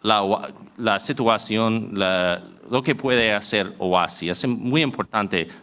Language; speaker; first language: Spanish; non-native, fluent; English